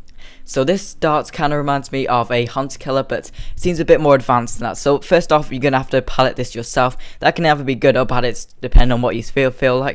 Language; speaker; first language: English; native; English